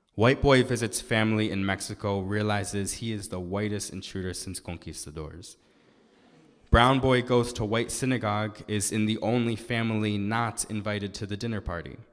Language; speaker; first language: English; native; English